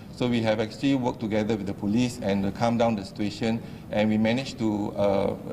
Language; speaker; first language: English; non-native, local second language; Malay